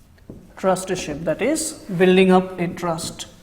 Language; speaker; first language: English; non-native, local second language; Assamese